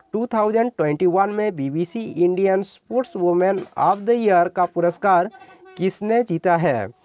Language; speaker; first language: Hindi; non-native, local second language; Odia